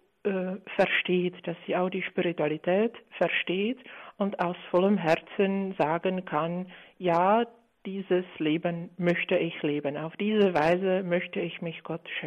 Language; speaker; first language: German; non-native, fluent; Czech